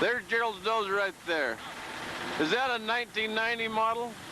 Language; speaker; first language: English; native; English